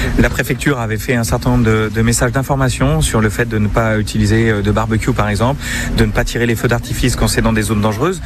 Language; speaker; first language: French; native; French